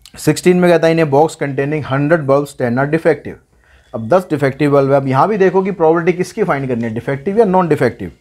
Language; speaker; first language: Hindi; native; Hindi